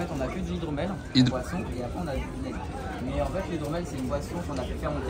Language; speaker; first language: French; native; French